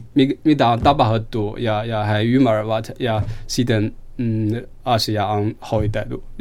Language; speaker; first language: Finnish; non-native, fluent; Chinese